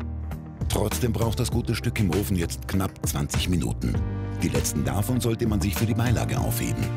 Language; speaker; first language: German; native; German